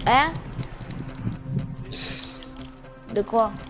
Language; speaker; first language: French; native; French